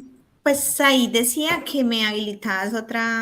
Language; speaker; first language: Spanish; native; Spanish